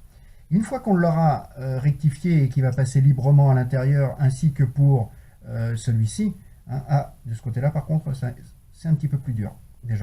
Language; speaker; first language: French; native; French